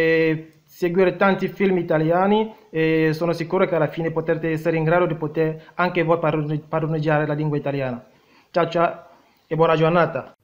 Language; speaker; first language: Italian; non-native, fluent; French